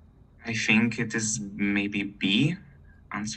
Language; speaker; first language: English; non-native, learner; Russian